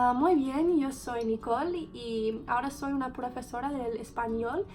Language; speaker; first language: Spanish; non-native, fluent; English